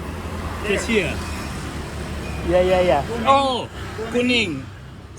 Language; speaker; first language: English; non-native, learner; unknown